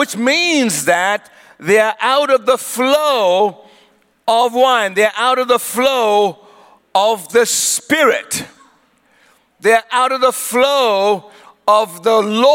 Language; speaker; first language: English; non-native, local second language; Swati